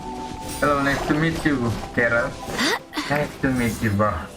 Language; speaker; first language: English; non-native, learner; Indonesian